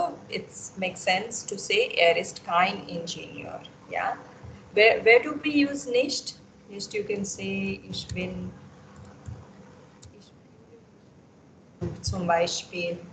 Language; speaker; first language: German; non-native, fluent; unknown